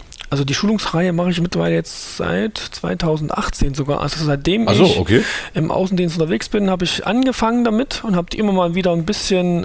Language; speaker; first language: German; native; German